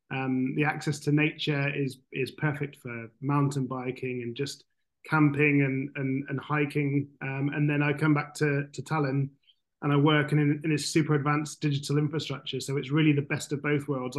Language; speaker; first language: English; native; English